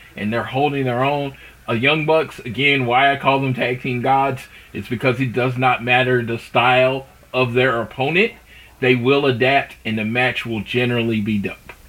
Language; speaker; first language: English; native; English